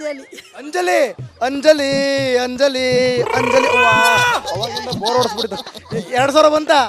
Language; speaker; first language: Kannada; native; Kannada